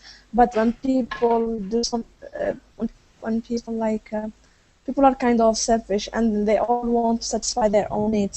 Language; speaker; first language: English; non-native, fluent; Arabic